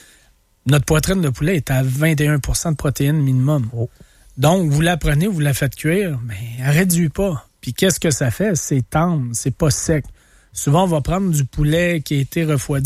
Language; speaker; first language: French; native; French